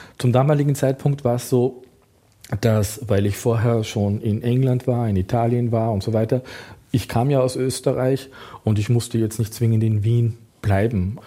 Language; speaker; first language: German; native; German